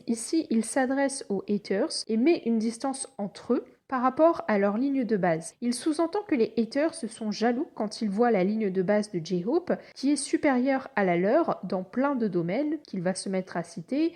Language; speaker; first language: French; native; French